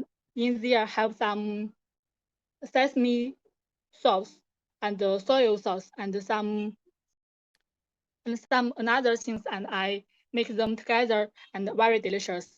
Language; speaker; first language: English; non-native, learner; Chinese